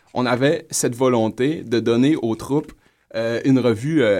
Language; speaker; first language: French; native; French